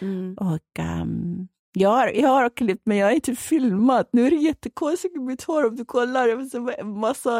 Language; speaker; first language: Swedish; non-native, fluent; Persian